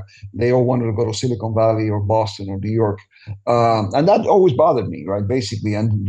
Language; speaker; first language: English; non-native, fluent; Spanish